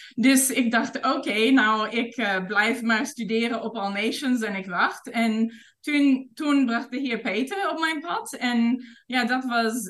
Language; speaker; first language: Dutch; non-native, fluent; English